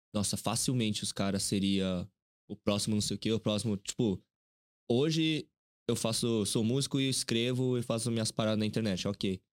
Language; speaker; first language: Portuguese; early bilingual, other home language; Korean